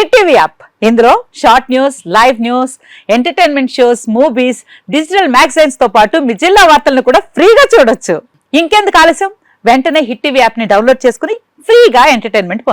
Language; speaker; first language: Telugu; native; Telugu